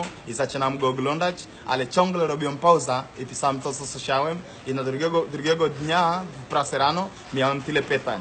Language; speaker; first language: Polish; non-native, learner; Swahili